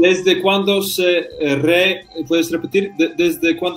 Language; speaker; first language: Spanish; non-native, learner; Polish